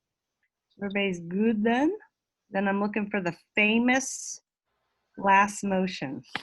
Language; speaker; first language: English; native; English